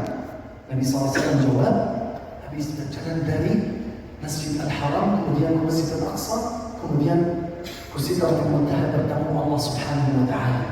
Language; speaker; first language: Indonesian; non-native, fluent; Arabic